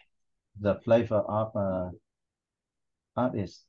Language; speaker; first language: English; non-native, learner; Vietnamese